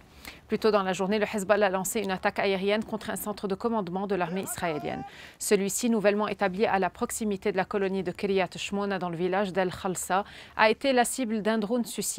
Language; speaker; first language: French; non-native, local second language; Arabic